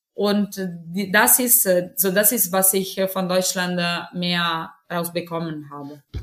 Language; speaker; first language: German; non-native, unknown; Italian